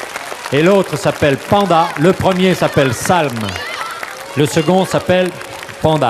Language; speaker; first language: French; native; French